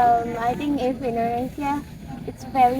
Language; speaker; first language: English; non-native, learner; Indonesian